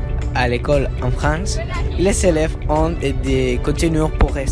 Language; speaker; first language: French; non-native, learner; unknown